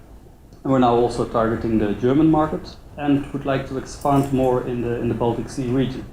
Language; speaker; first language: English; non-native, fluent; Dutch